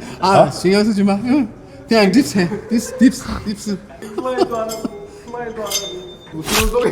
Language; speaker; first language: Korean; non-native, fluent; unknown